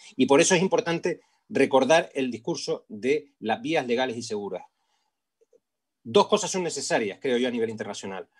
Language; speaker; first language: Spanish; native; Spanish